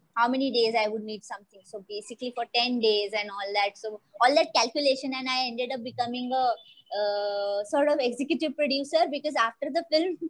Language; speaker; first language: English; non-native, local second language; Marathi